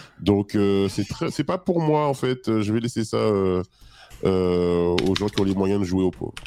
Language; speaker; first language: French; native; French